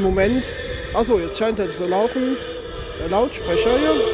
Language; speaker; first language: German; native; German